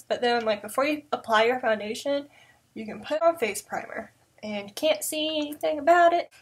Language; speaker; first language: English; native; English